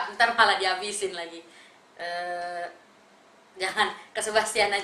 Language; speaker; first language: Indonesian; native; Indonesian